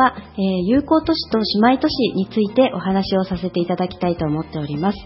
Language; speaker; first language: Japanese; native; Japanese